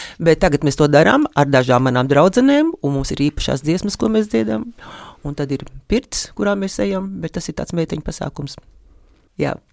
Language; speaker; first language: Latvian; native; Latvian